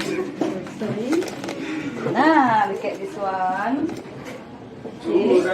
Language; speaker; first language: English; non-native, fluent; Indonesian